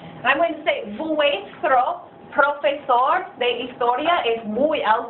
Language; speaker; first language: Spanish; non-native, fluent; English